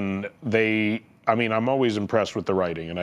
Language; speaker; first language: English; native; English